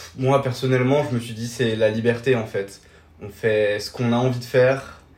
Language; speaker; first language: French; native; French